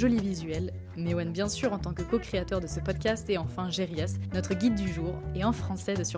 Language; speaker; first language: French; native; French